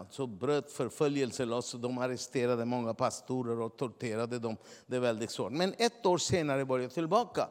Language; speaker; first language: Swedish; non-native, fluent; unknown